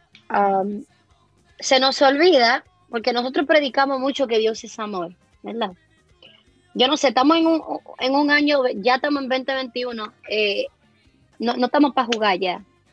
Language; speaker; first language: Spanish; early bilingual, heritage; Spanish